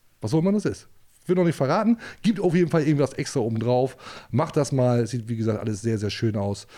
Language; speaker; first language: German; native; German